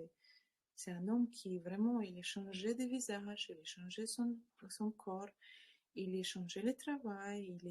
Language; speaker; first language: French; non-native, learner; Russian